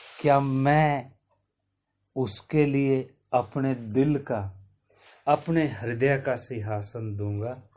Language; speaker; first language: Hindi; native; Hindi